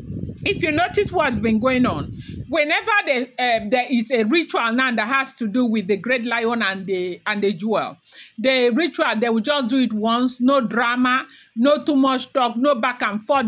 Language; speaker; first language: English; non-native, local second language; Yoruba